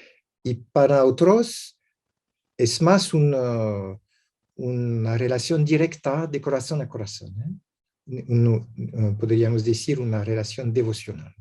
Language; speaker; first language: Spanish; non-native, learner; French